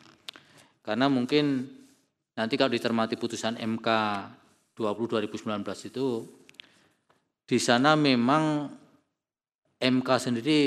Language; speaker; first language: Indonesian; native; Indonesian